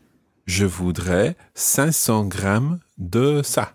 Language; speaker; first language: French; non-native, fluent; English